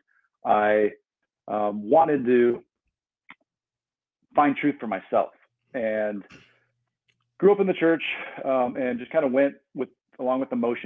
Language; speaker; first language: English; native; English